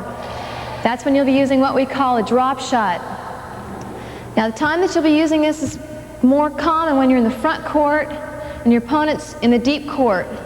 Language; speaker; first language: English; native; English